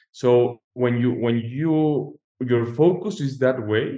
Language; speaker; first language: English; non-native, fluent; Spanish